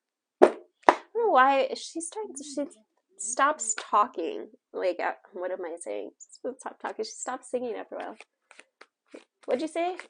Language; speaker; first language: English; native; English